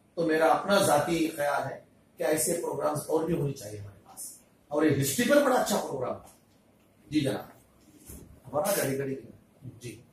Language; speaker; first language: Hindi; non-native, local second language; Urdu